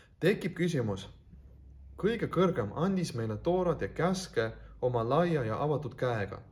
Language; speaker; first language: Estonian; non-native, local second language; Russian